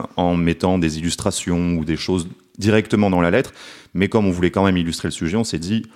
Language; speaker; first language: French; native; French